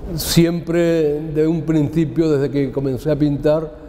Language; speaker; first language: Spanish; native; Spanish